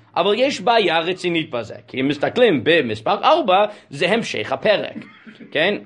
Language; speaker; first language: Hebrew; non-native, fluent; English